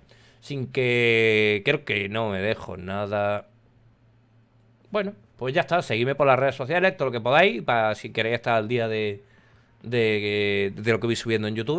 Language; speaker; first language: Spanish; native; Spanish